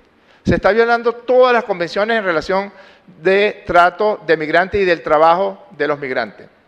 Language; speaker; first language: Spanish; native; Spanish